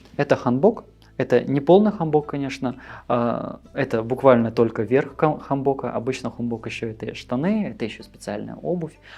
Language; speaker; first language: Russian; native; Russian